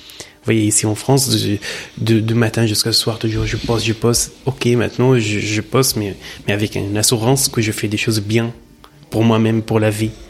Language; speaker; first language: French; non-native, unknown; Arabic